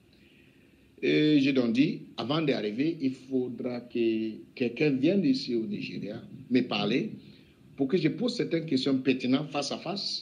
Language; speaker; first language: French; non-native, local second language; English